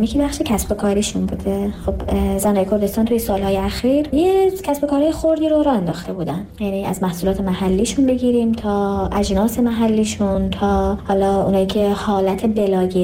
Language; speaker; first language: Persian; non-native, local second language; Kurdish